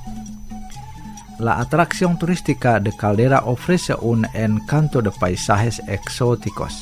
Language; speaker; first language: Spanish; non-native, fluent; Indonesian